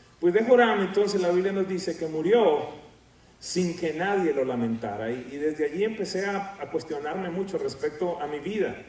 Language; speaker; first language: Spanish; native; Spanish